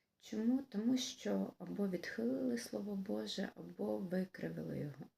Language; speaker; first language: Ukrainian; native; Ukrainian